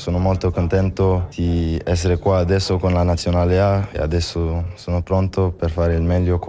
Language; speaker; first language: Italian; non-native, local second language; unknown